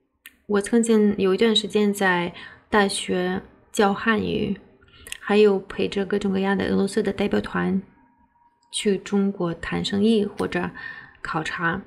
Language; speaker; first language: Chinese; non-native, fluent; Russian